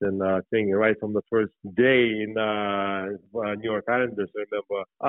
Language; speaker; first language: English; non-native, fluent; Lithuanian